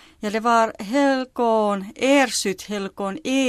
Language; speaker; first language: Swedish; non-native, local second language; Finnish